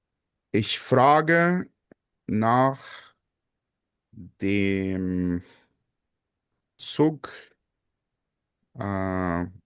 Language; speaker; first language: German; non-native, fluent; Portuguese